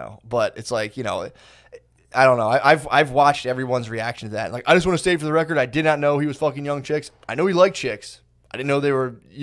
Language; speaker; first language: English; native; English